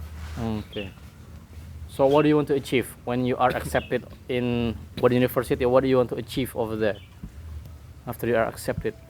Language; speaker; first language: English; non-native, learner; Indonesian